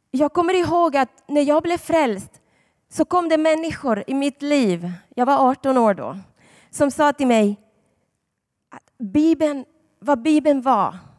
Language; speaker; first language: Swedish; non-native, fluent; Spanish